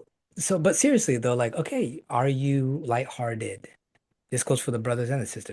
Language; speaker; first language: English; native; English